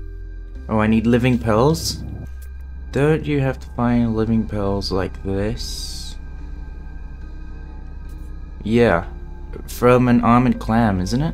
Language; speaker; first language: English; native; English